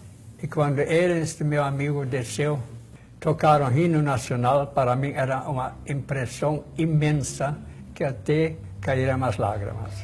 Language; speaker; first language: Portuguese; non-native, fluent; German